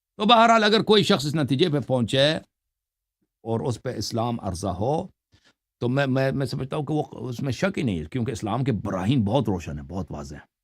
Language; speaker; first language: Urdu; non-native, local second language; Saraiki